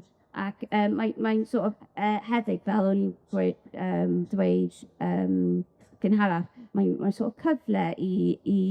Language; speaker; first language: Welsh; non-native, local second language; English